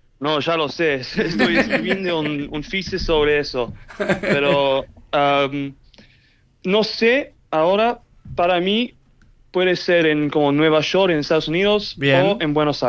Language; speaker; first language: Spanish; early bilingual, heritage; English